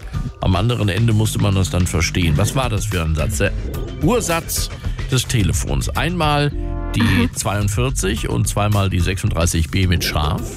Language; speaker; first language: German; native; German